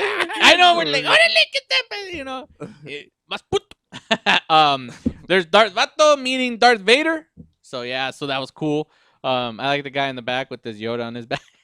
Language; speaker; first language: English; native; English